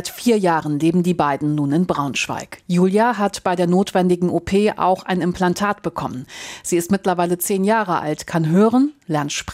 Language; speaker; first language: German; native; German